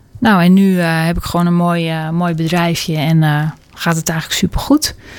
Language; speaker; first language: Dutch; native; Dutch